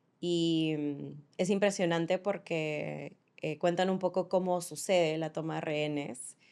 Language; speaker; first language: Spanish; early bilingual, other home language; English